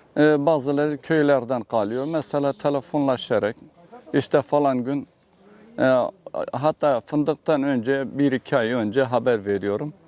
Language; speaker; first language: Turkish; non-native, local second language; Kurdish